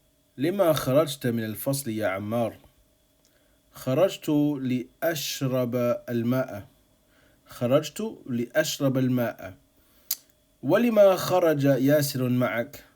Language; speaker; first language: Arabic; non-native, fluent; English